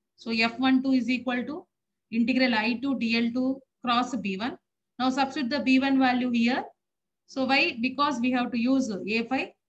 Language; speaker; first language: English; non-native, local second language; Telugu